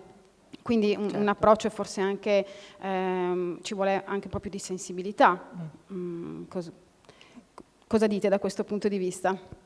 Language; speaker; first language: Italian; native; Italian